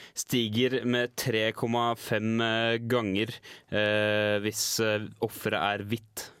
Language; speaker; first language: Norwegian; native; Norwegian